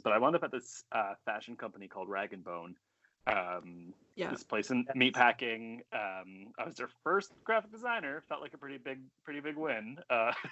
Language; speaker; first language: English; native; English